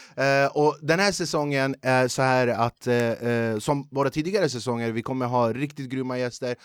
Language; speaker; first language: Swedish; early bilingual, other home language; Kurdish